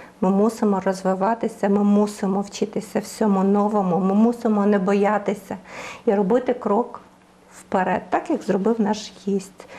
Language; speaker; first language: Ukrainian; native; Ukrainian